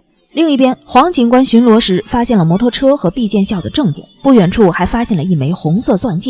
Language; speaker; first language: Chinese; native; Chinese